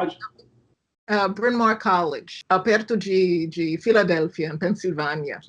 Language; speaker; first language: Portuguese; non-native, fluent; English